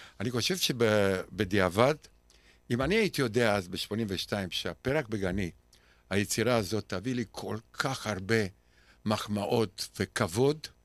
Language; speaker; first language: Hebrew; non-native, fluent; Romanian